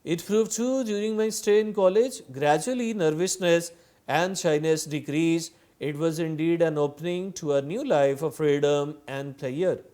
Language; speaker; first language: English; non-native, local second language; Urdu